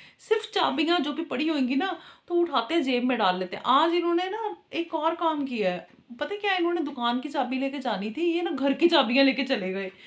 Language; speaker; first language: Hindi; non-native, local second language; Punjabi